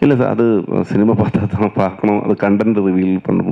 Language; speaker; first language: Tamil; non-native, learner; Malayalam